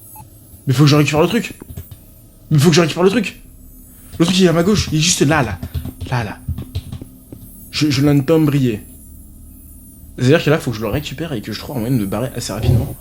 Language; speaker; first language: French; native; French